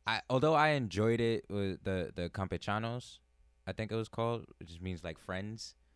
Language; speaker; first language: English; early bilingual, other home language; Spanish